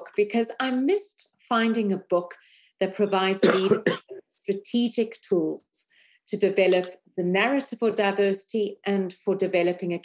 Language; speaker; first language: English; native; English